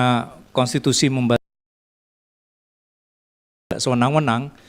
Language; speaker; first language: Indonesian; native; Indonesian